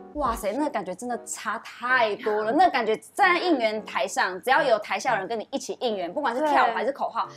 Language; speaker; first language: Chinese; native; Chinese